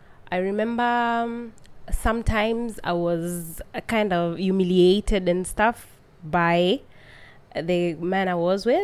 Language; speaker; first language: English; non-native, local second language; Swahili